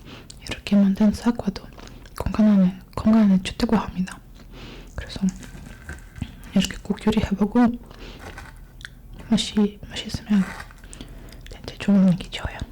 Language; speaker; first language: Korean; non-native, learner; Russian